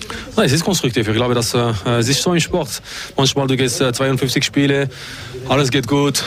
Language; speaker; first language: German; non-native, fluent; French